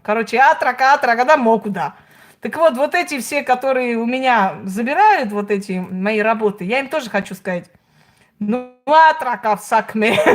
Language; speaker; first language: Russian; native; Russian